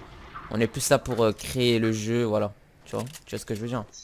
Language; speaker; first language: French; native; French